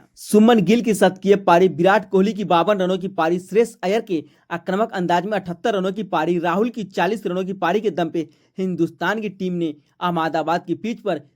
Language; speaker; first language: Hindi; native; Hindi